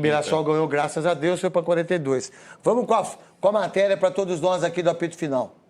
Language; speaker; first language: Portuguese; native; Portuguese